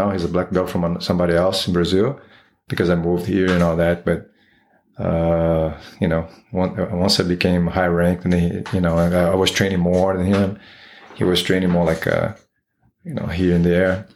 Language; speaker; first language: English; non-native, fluent; Portuguese